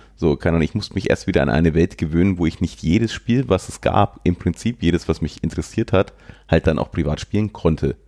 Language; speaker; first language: German; native; German